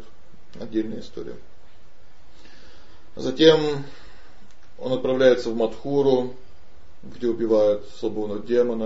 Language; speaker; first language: Russian; native; Russian